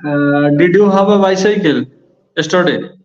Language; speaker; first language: English; non-native, local second language; Odia